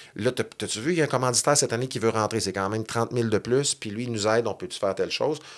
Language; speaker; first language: French; native; French